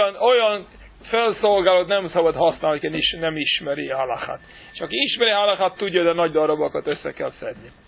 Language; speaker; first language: Hungarian; non-native, fluent; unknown